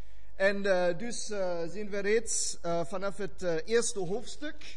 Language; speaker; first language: Dutch; non-native, fluent; German